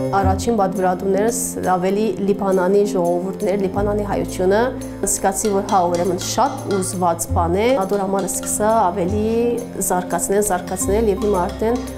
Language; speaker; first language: Armenian; early bilingual, heritage; Armenian